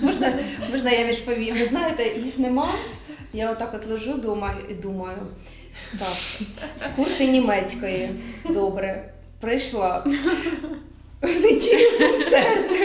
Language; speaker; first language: Ukrainian; native; Ukrainian